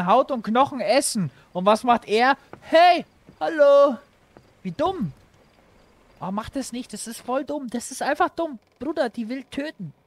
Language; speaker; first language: German; native; German